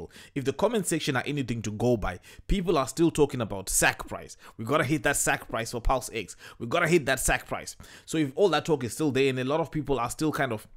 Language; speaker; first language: English; native; English